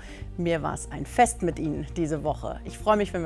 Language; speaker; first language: German; native; German